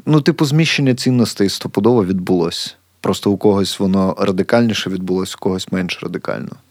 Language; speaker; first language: Ukrainian; native; Ukrainian